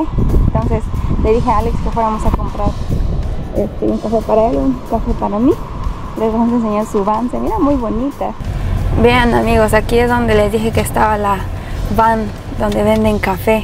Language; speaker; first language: Spanish; native; Spanish